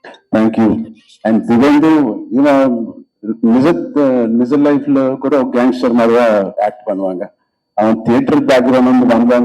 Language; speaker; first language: Tamil; non-native, local second language; Telugu